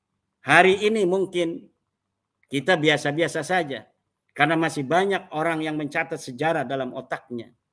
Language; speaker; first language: Indonesian; native; Indonesian